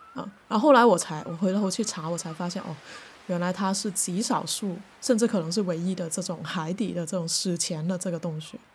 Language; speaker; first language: Chinese; non-native, local second language; Cantonese